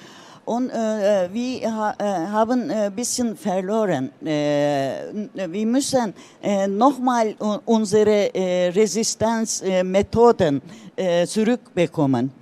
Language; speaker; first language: German; non-native, learner; Turkish